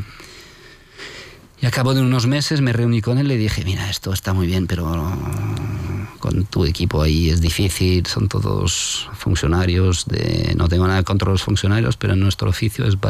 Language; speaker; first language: Spanish; non-native, fluent; French